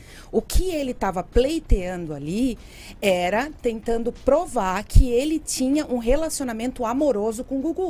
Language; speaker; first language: Portuguese; native; Portuguese